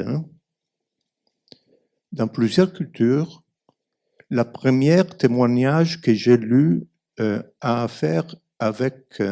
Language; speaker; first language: French; non-native, fluent; Italian